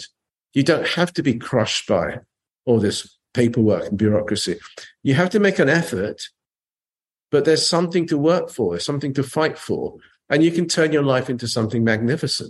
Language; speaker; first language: English; native; English